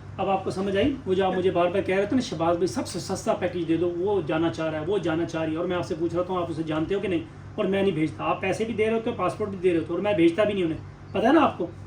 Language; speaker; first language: Urdu; non-native, local second language; Saraiki